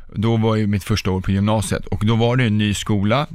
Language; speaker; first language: Swedish; early bilingual, other home language; Czech